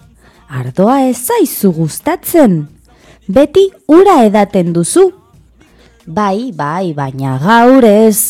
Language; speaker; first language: Basque; non-native, local second language; Spanish